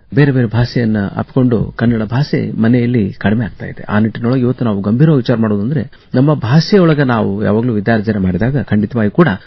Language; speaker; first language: Kannada; native; Kannada